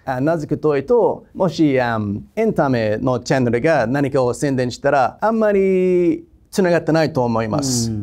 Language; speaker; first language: Japanese; non-native, fluent; English